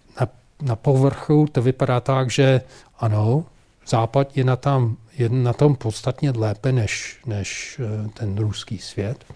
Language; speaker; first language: Czech; non-native, fluent; English